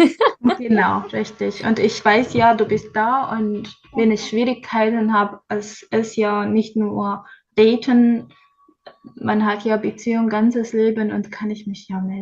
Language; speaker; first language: German; non-native, learner; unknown